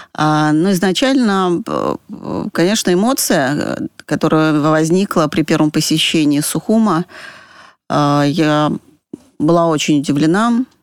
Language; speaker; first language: Russian; native; Russian